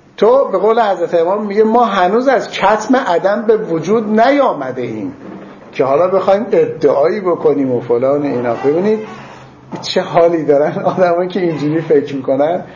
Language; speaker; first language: Persian; non-native, local second language; Azerbaijani